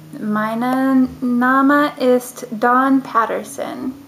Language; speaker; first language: German; non-native, learner; English